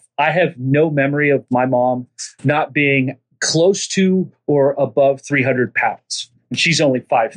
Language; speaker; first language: English; native; English